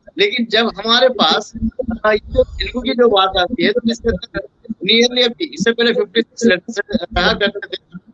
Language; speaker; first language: Hindi; non-native, local second language; Urdu